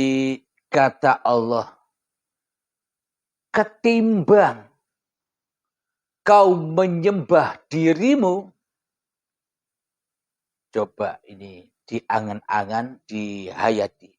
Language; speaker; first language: Indonesian; non-native, local second language; Javanese